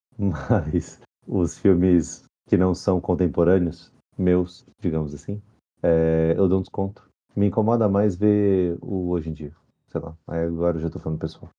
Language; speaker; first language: Portuguese; native; Portuguese